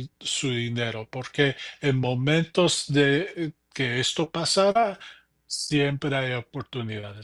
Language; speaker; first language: Spanish; early bilingual, heritage; English